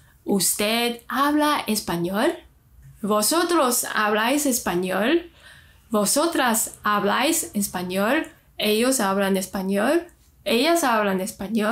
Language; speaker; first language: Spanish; non-native, fluent; Chinese